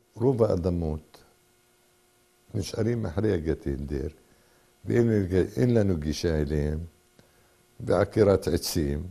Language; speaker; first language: Hebrew; non-native, local second language; Arabic